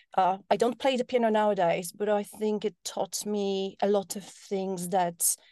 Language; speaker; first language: English; non-native, fluent; Polish